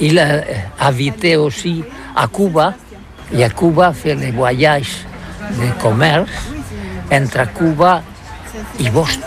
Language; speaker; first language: French; non-native, learner; Catalan